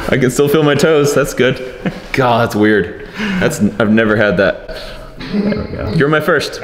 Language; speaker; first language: English; native; English